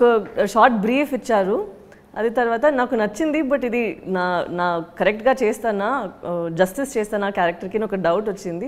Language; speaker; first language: Telugu; non-native, local second language; Tamil